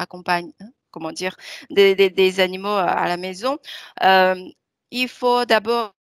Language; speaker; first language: French; non-native, fluent; Chinese